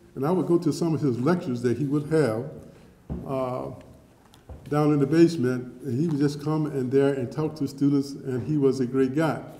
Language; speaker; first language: English; native; English